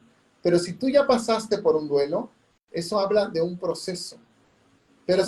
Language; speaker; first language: Spanish; native; Spanish